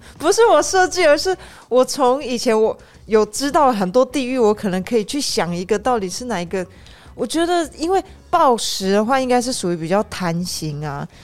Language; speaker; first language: Chinese; native; Chinese